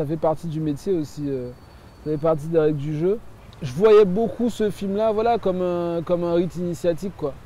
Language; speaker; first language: French; early bilingual, other home language; Haitian Creole